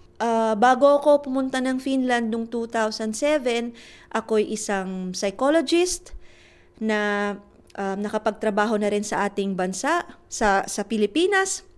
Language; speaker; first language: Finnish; non-native, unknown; Filipino